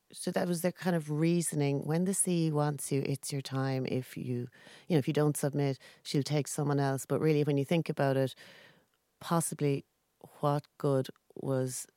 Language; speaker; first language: English; non-native, local second language; Irish